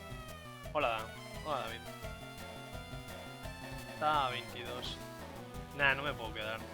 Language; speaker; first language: Spanish; native; Spanish